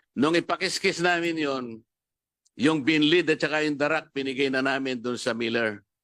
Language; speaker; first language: Filipino; non-native, local second language; Pampanga